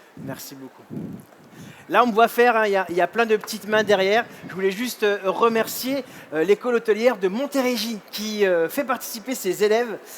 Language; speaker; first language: French; native; French